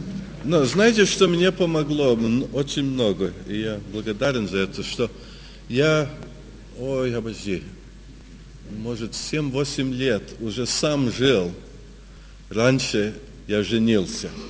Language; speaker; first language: Russian; early bilingual, heritage; Russian